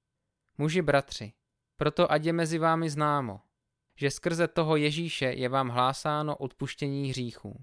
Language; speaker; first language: Czech; native; Czech